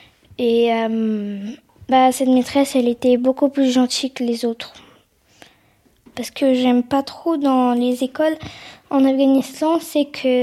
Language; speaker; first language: French; early bilingual, other home language; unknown